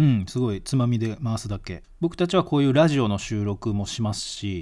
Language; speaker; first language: Japanese; native; Japanese